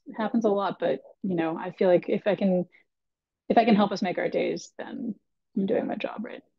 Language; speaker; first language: English; native; English